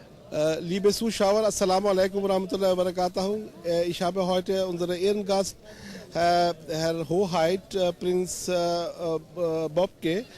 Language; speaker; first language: German; non-native, fluent; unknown